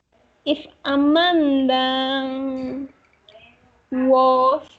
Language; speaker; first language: English; non-native, learner; Spanish